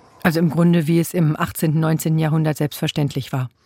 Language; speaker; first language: German; native; German